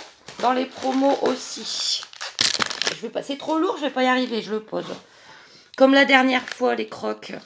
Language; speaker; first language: French; native; French